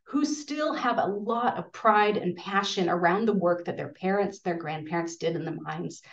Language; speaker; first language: English; native; English